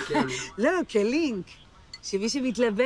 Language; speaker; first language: Hebrew; native; Hebrew